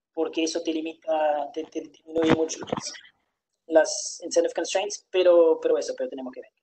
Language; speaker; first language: Spanish; non-native, fluent; Portuguese